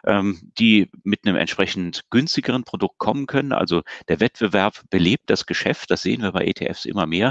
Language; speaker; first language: German; native; German